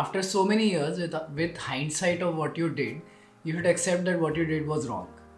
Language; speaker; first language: English; non-native, local second language; Hindi